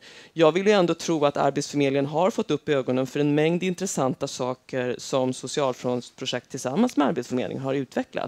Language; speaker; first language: Swedish; native; Swedish